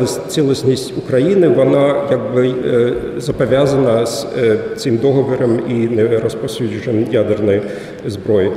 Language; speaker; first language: Ukrainian; non-native, fluent; German